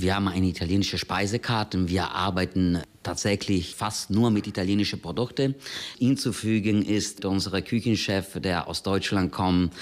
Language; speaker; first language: German; non-native, fluent; Italian